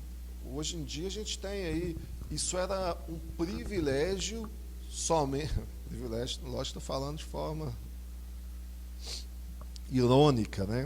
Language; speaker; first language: Portuguese; native; Portuguese